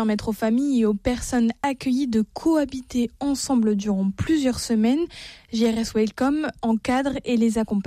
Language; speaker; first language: French; native; French